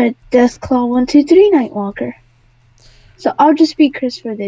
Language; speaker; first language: English; native; English